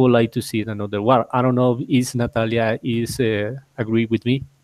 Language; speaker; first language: English; non-native, learner; Spanish